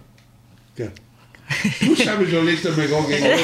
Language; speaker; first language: Spanish; non-native, learner; English